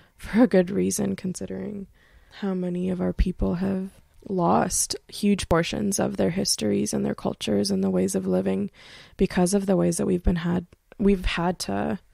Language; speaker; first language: English; native; English